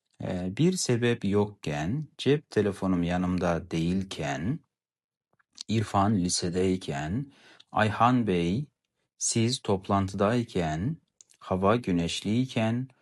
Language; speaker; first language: Turkish; non-native, fluent; Kazakh